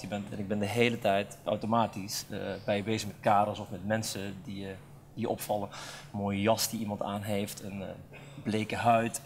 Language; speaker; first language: Dutch; native; Dutch